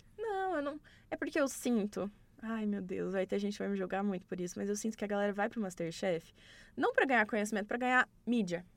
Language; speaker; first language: Portuguese; native; Portuguese